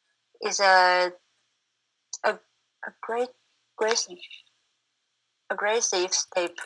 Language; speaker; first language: English; non-native, learner; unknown